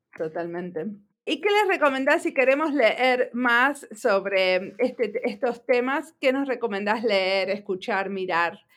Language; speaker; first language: Spanish; native; Spanish